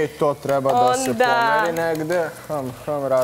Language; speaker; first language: Serbian; native; Serbian